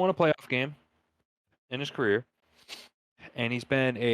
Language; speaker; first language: English; native; English